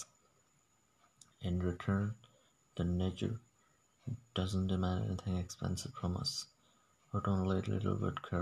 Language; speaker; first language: English; non-native, local second language; Odia